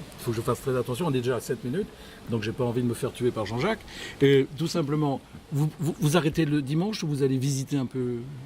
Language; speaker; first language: French; native; French